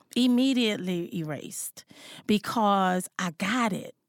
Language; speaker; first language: English; native; English